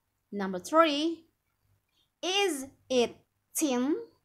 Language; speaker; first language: English; non-native, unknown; Indonesian